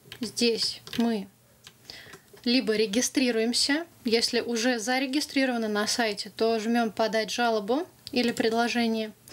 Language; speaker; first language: Russian; native; Russian